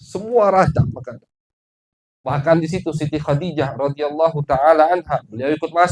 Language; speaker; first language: Indonesian; native; Indonesian